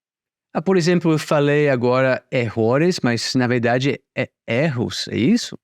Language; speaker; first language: Portuguese; non-native, fluent; English